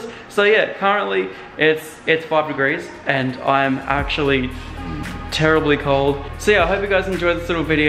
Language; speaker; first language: English; native; English